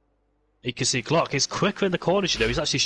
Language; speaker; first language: English; native; English